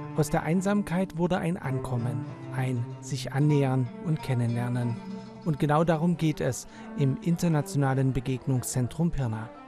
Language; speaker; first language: German; native; German